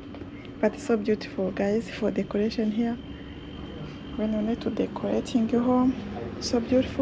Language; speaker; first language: English; non-native, fluent; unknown